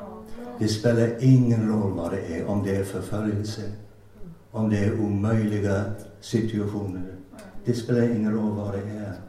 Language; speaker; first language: Swedish; non-native, fluent; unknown